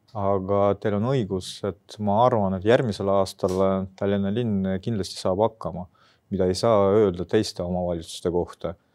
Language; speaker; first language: Estonian; non-native, local second language; Russian